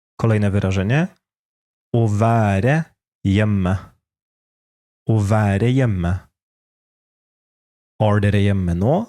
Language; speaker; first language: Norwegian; non-native, fluent; Polish